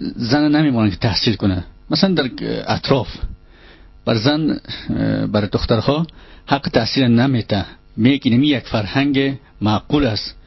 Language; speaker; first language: Persian; native; Persian